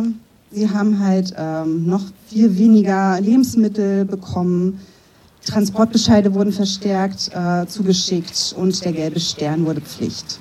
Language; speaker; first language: German; native; German